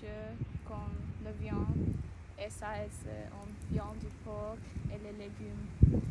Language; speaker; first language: French; non-native, learner; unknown